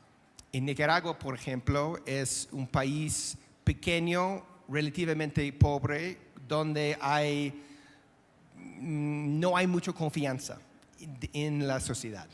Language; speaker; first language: Spanish; non-native, fluent; English